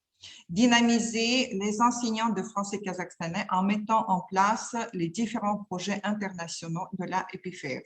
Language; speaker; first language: French; non-native, fluent; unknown